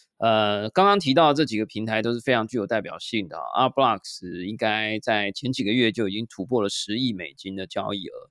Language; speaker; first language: Chinese; native; Chinese